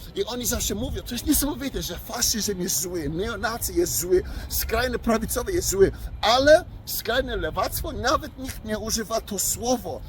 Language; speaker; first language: Polish; early bilingual, heritage; English